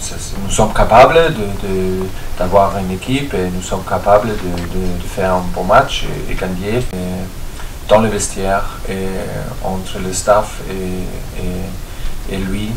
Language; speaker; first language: French; non-native, fluent; German